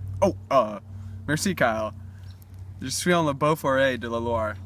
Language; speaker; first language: French; non-native, learner; English